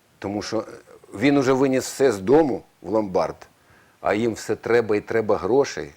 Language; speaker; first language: Ukrainian; native; Ukrainian